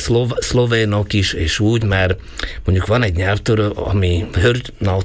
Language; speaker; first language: Hungarian; non-native, local second language; Slovak